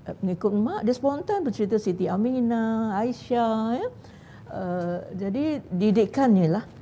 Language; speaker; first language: Malay; native; Malay